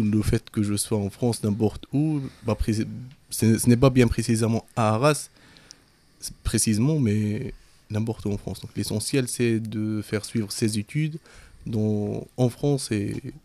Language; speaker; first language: French; non-native, fluent; Arabic